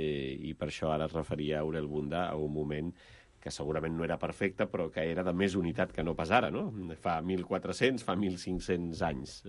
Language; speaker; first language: Spanish; non-native, fluent; Romanian